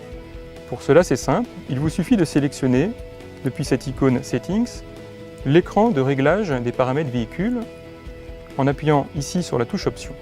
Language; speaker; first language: French; native; French